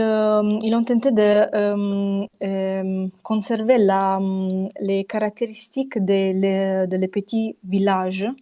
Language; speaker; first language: French; non-native, fluent; Italian